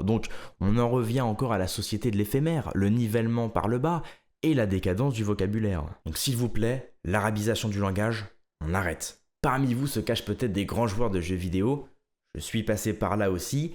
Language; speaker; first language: French; native; French